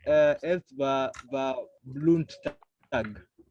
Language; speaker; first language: German; non-native, learner; English